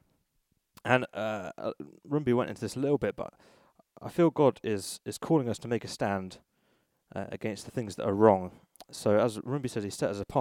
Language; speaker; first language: English; native; English